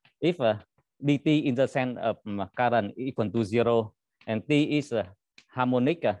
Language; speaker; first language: English; non-native, learner; Vietnamese